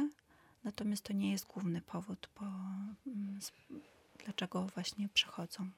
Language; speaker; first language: Polish; non-native, fluent; Ukrainian